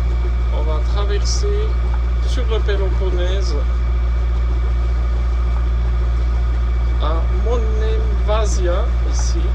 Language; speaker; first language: French; native; French